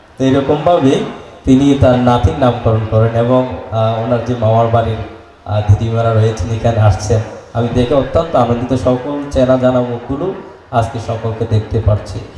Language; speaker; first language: Bangla; native; Bangla